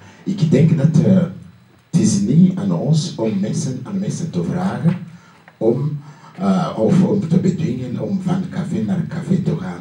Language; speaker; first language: Dutch; non-native, learner; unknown